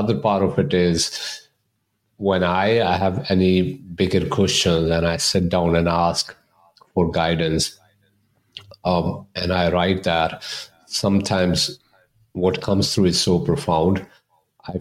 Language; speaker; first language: English; non-native, local second language; Punjabi